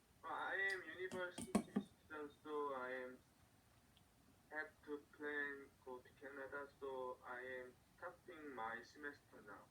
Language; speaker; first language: English; non-native, learner; Korean